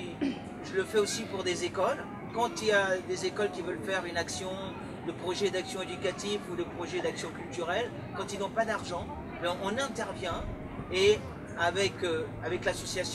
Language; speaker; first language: French; early bilingual, other home language; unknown